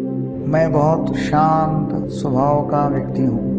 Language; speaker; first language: Hindi; non-native, local second language; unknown